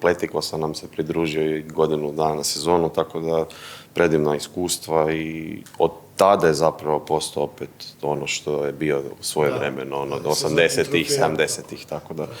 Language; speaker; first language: Bosnian; native; Bosnian